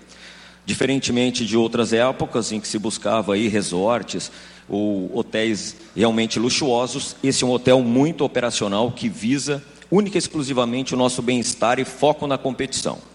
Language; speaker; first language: Portuguese; native; Portuguese